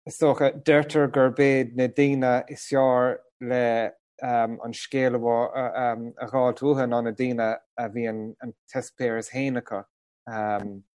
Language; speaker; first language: Irish; non-native, local second language; English